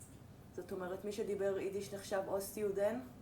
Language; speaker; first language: Hebrew; native; Hebrew